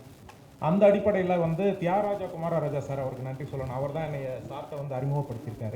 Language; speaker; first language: Tamil; native; Tamil